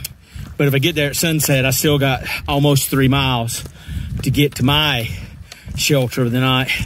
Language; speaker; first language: English; native; English